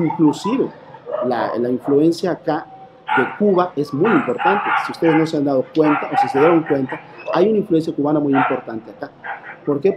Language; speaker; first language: Spanish; native; Spanish